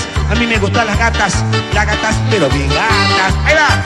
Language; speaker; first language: Spanish; native; Spanish